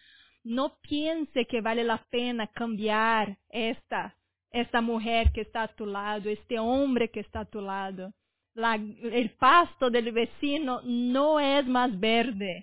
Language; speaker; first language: Spanish; non-native, fluent; Portuguese